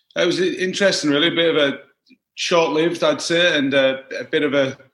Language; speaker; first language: English; native; English